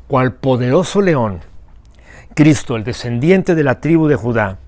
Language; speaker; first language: Spanish; native; Spanish